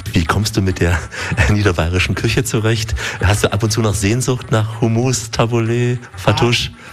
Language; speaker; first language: German; native; German